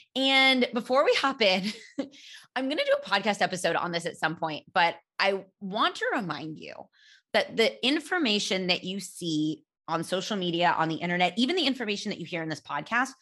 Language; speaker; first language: English; native; English